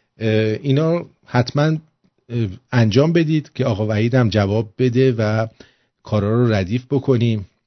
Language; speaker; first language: Persian; native; Persian